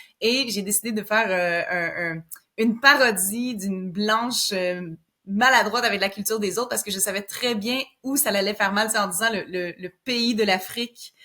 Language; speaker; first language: French; native; French